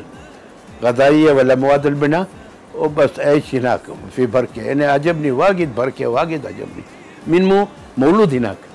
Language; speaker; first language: Arabic; non-native, local second language; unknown